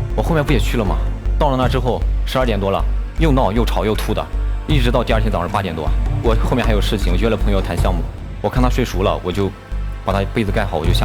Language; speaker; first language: Chinese; native; Chinese